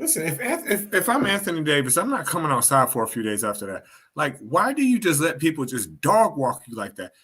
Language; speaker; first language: English; native; English